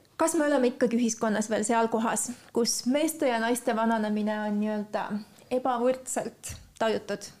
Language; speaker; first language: Estonian; native; Estonian